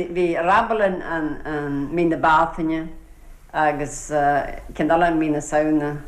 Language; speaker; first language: Irish; native; Irish